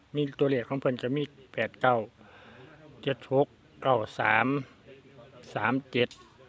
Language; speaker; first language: Thai; native; Thai